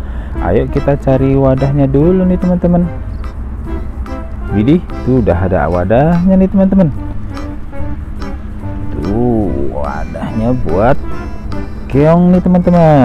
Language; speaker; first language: Indonesian; native; Indonesian